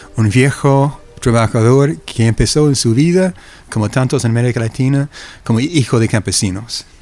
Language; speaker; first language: Spanish; non-native, fluent; English